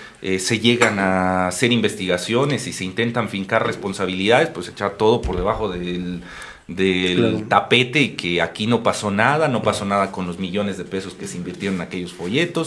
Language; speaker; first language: Spanish; native; Spanish